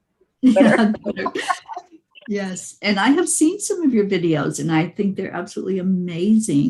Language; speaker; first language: English; native; English